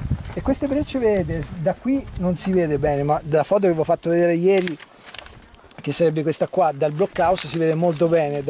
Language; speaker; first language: Italian; native; Italian